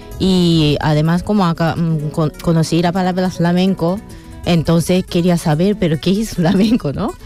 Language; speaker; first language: Spanish; non-native, fluent; Japanese